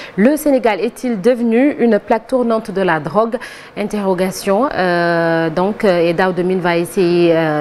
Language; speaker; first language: French; non-native, local second language; Wolof